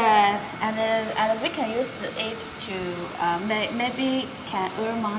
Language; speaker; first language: English; non-native, learner; Chinese